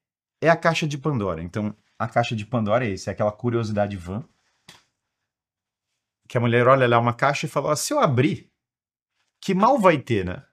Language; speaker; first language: Portuguese; native; Portuguese